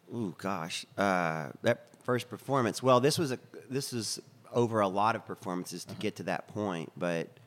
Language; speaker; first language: English; native; English